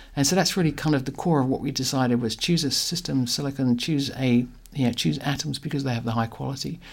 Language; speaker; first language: English; native; English